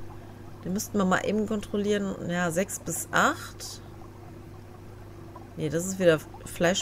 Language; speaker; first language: German; native; German